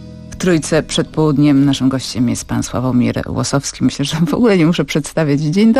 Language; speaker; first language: Polish; native; Polish